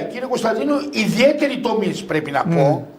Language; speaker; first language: Greek; native; Greek